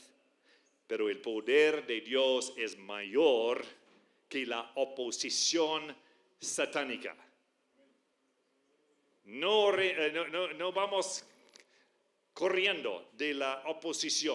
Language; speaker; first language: Spanish; non-native, fluent; English